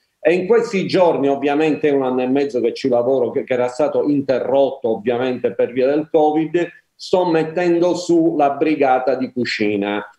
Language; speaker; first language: Italian; native; Italian